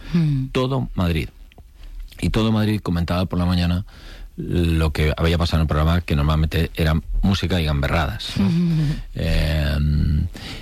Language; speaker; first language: Spanish; native; Spanish